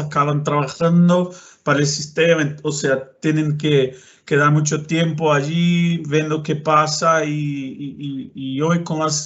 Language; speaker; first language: Spanish; non-native, fluent; Portuguese